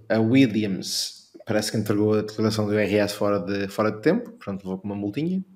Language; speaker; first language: Portuguese; native; Portuguese